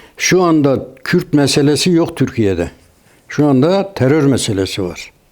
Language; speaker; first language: Turkish; non-native, local second language; Kurdish